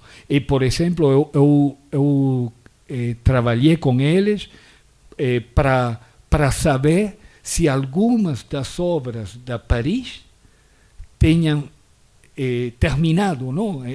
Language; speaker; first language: Portuguese; non-native, fluent; Spanish